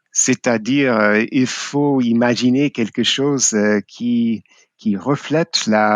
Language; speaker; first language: French; non-native, fluent; English